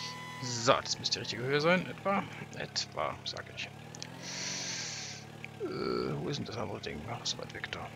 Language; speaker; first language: German; native; German